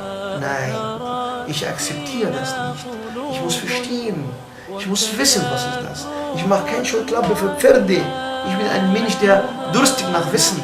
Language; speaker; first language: German; non-native, fluent; Arabic